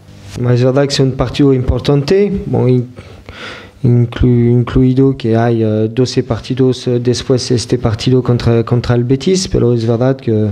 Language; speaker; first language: Spanish; non-native, fluent; French